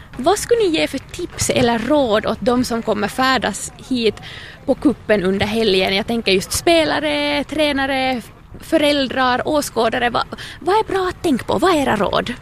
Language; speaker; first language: Swedish; native; Swedish